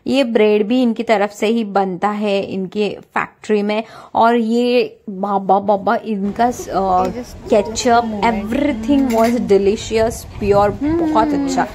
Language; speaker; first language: Hindi; non-native, local second language; Marathi